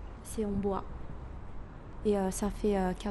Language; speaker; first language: French; non-native, fluent; Japanese